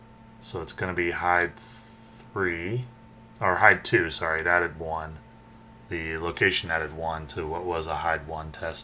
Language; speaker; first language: English; native; English